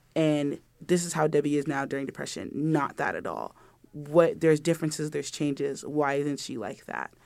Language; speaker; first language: English; early bilingual, other home language; Yoruba